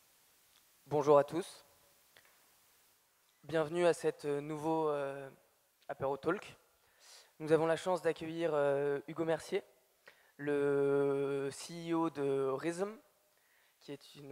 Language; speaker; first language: French; native; French